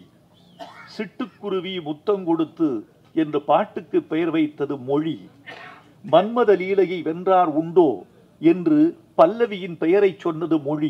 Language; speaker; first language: Tamil; native; Tamil